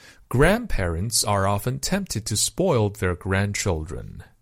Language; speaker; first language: English; non-native, fluent; Chinese